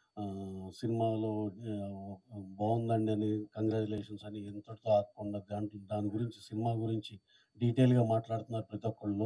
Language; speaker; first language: Telugu; native; Telugu